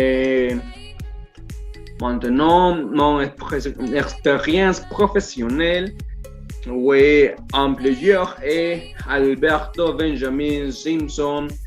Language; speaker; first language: French; non-native, learner; Spanish